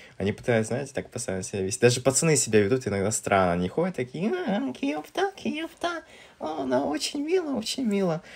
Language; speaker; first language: Russian; native; Russian